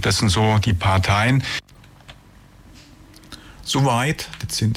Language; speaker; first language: German; native; German